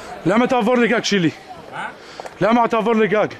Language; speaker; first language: Hebrew; non-native, learner; Arabic